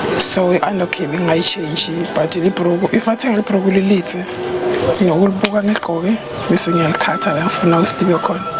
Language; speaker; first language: Zulu; non-native, local second language; Swati